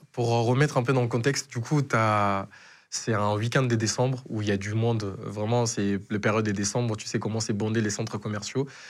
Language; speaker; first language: French; native; French